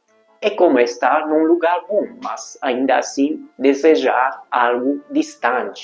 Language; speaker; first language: Portuguese; non-native, fluent; Hungarian